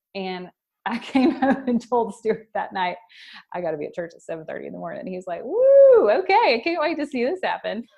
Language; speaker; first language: English; native; English